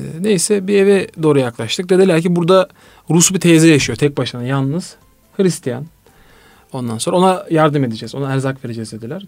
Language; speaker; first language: Turkish; native; Turkish